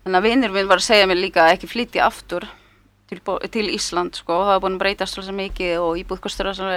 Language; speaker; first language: Icelandic; early bilingual, heritage; Polish